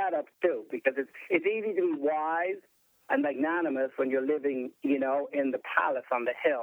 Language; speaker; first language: English; native; English